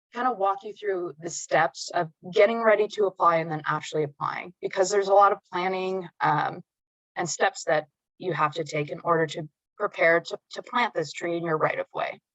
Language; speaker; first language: English; native; English